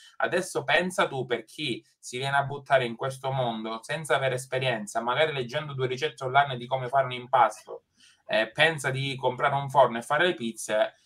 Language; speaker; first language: Italian; native; Italian